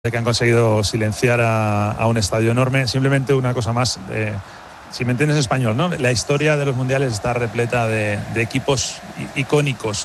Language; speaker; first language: Spanish; native; Spanish